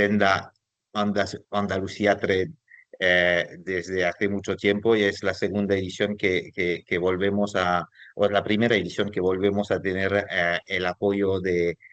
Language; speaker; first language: Spanish; non-native, fluent; French